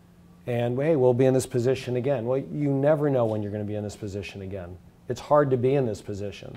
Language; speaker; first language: English; native; English